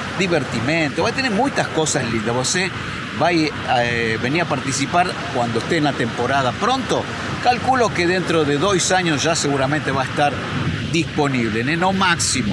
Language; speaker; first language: Spanish; non-native, learner; Portuguese